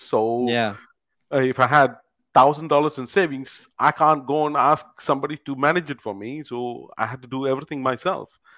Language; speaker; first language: English; non-native, local second language; Tamil